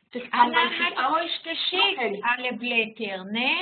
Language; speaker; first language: German; non-native, fluent; Hebrew